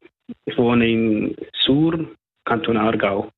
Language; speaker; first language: German; non-native, fluent; Persian